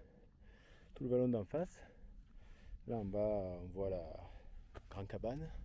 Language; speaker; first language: French; native; French